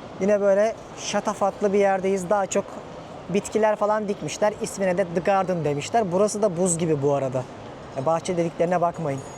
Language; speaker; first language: Turkish; native; Turkish